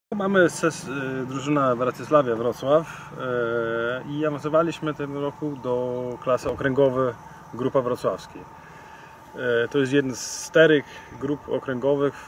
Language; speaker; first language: Polish; non-native, fluent; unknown